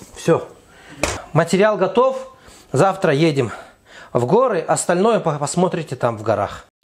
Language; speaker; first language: Russian; non-native, fluent; Azerbaijani